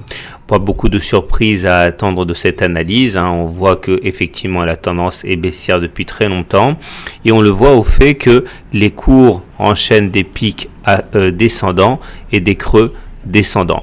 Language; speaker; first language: French; native; French